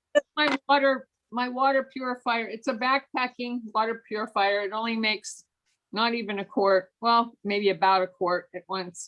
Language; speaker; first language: English; native; English